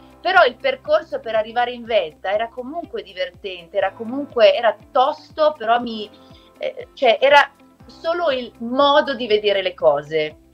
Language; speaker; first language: Italian; non-native, fluent; German